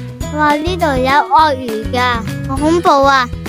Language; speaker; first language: Chinese; native; Chinese